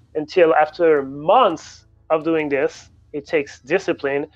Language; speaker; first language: English; non-native, fluent; French